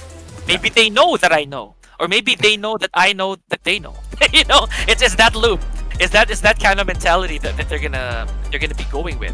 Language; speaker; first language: English; non-native, local second language; Filipino